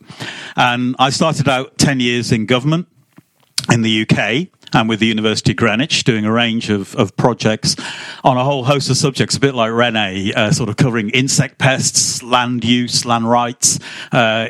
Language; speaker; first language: English; native; English